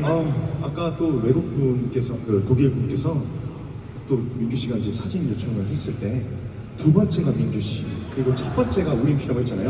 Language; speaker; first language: Korean; native; Korean